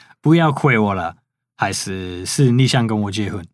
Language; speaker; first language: Chinese; non-native, fluent; English